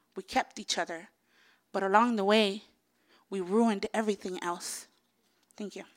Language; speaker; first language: English; early bilingual, other home language; Spanish